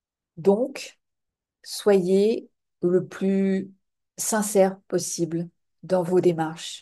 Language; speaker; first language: French; native; French